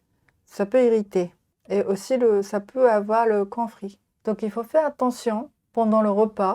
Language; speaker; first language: French; non-native, fluent; Japanese